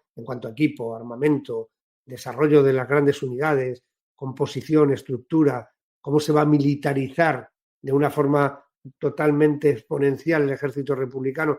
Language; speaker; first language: Spanish; native; Spanish